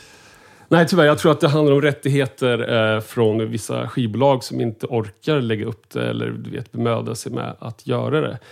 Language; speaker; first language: Swedish; native; Swedish